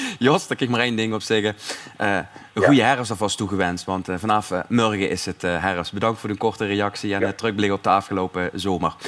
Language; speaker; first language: Dutch; native; Dutch